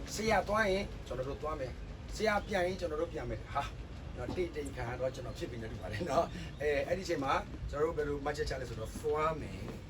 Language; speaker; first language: Burmese; non-native, local second language; S'gaw Karen